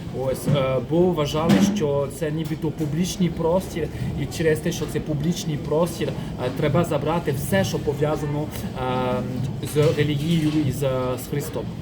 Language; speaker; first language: Ukrainian; non-native, fluent; French